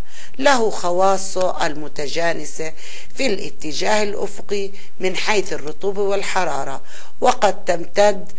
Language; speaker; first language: Arabic; native; Arabic